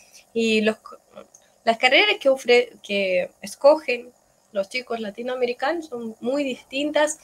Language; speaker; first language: Spanish; non-native, fluent; Russian